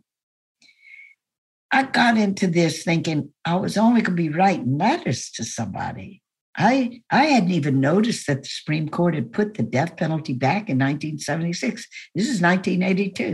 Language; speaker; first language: English; native; English